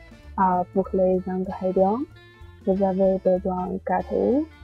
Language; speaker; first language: French; non-native, learner; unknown